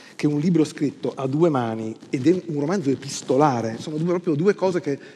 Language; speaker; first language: Italian; native; Italian